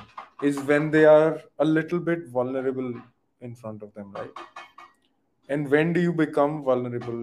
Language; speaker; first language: English; non-native, local second language; Hindi